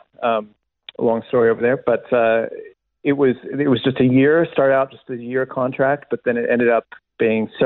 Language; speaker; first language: English; native; English